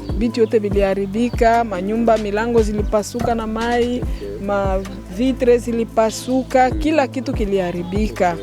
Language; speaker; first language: Swahili; native; Swahili